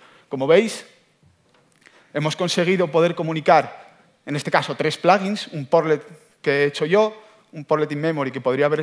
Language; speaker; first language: Spanish; native; Spanish